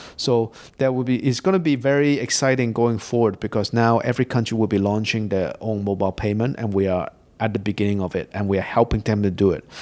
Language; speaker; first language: English; native; English